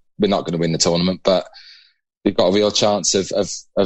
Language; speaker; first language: English; native; English